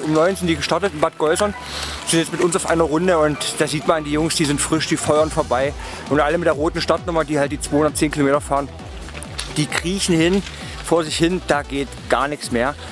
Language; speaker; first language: German; native; German